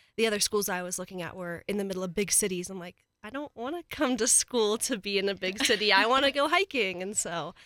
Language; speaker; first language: English; native; English